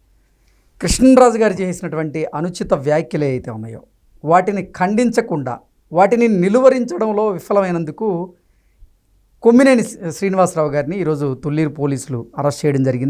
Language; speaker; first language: Telugu; native; Telugu